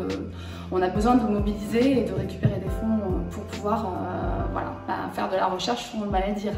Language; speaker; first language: French; native; French